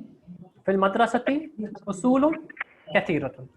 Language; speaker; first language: Arabic; non-native, fluent; Hindi